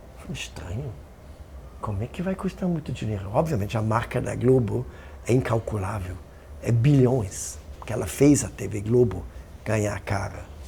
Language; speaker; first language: Portuguese; non-native, fluent; German